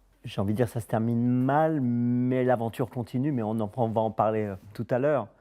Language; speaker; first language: French; native; French